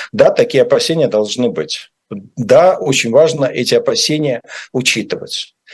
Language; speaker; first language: Russian; native; Russian